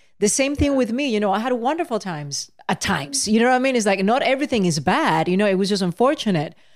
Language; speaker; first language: English; non-native, local second language; Spanish